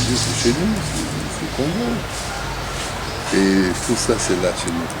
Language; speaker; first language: French; non-native, local second language; Haitian Creole